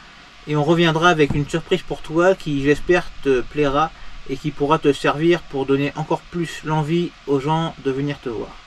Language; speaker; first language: French; native; French